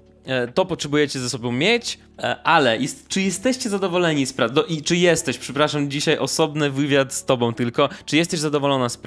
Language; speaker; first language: Polish; non-native, fluent; Russian